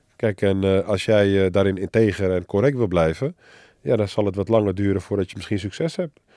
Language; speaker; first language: Dutch; early bilingual, other home language; Arabic